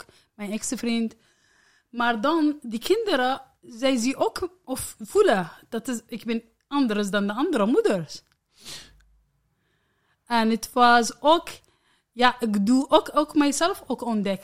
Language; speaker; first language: Dutch; non-native, learner; Arabic